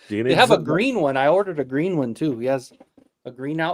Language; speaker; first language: English; native; English